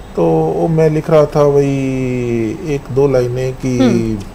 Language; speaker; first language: Hindi; native; Hindi